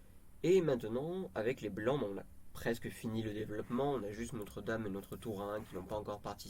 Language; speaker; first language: French; native; French